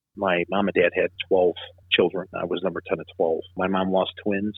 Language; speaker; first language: English; native; English